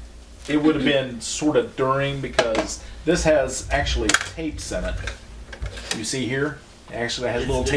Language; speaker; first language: English; native; English